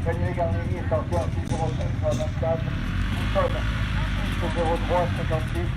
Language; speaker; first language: French; native; French